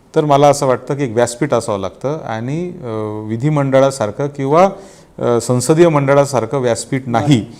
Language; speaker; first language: Marathi; native; Marathi